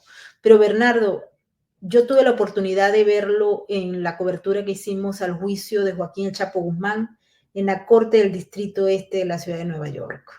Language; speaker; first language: Spanish; native; Spanish